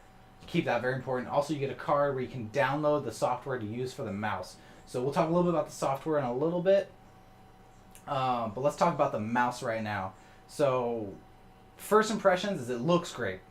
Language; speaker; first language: English; native; English